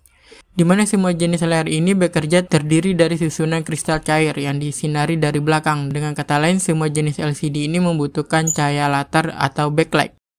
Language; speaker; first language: Indonesian; native; Indonesian